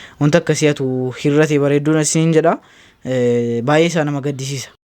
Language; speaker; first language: Oromo; native; Oromo